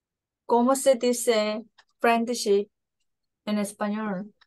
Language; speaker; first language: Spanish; non-native, learner; Korean